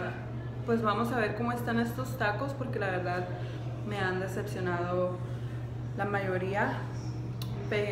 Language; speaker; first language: Spanish; early bilingual, heritage; Spanish